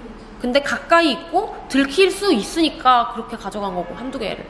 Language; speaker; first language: Korean; native; Korean